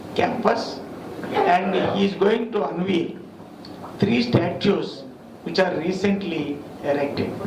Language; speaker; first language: English; non-native, local second language; Telugu